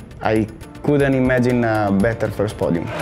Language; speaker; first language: English; non-native, fluent; Italian